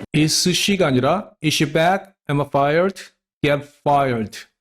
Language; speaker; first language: English; non-native, fluent; Korean